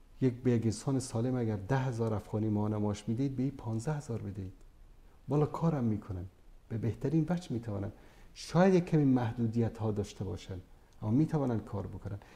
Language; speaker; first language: Persian; native; Persian